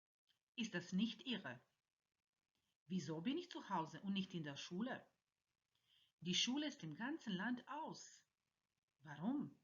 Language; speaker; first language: German; non-native, fluent; Croatian